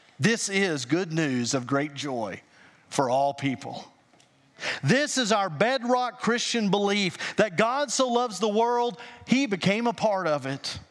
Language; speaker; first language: English; native; English